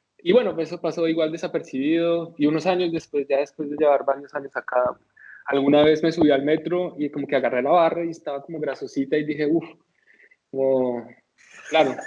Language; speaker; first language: Spanish; native; Spanish